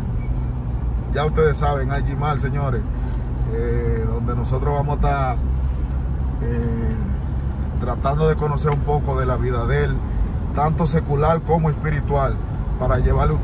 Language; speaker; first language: Spanish; native; Spanish